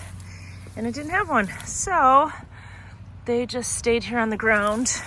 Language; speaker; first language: English; native; English